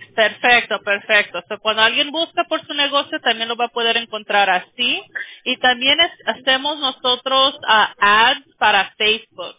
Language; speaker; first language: Spanish; early bilingual, heritage; Spanish